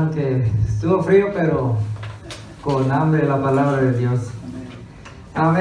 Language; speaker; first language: Spanish; early bilingual, other home language; English